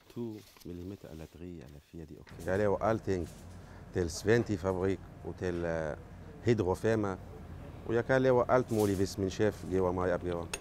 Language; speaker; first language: Danish; non-native, learner; Kurdish